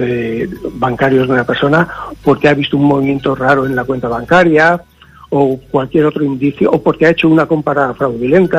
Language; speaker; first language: Spanish; native; Spanish